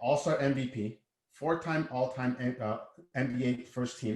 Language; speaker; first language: English; native; English